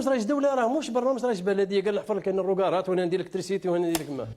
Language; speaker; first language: Arabic; native; Arabic